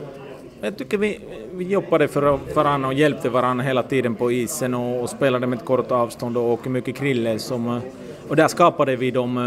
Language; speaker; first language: Swedish; non-native, fluent; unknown